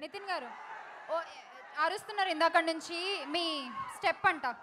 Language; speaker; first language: Telugu; native; Telugu